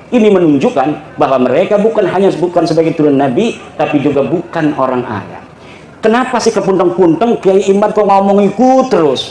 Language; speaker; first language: Indonesian; non-native, local second language; Javanese